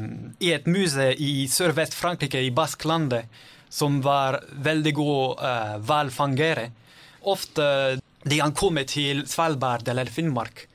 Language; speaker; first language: Norwegian; non-native, learner; French